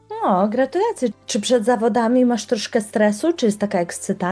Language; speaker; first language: Polish; native; Polish